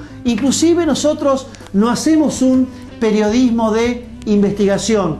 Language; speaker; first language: Spanish; native; Spanish